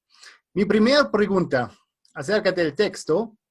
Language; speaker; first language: Spanish; non-native, fluent; German